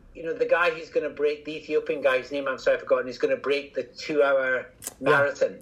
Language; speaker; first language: English; native; English